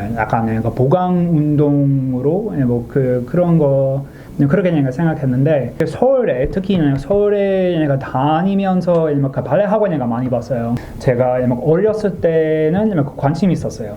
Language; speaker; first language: Korean; non-native, learner; English